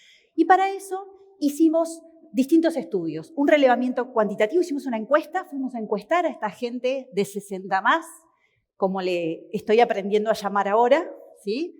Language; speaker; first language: Spanish; native; Spanish